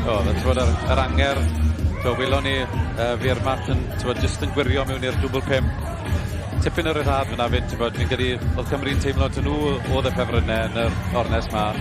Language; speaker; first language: Welsh; native; Welsh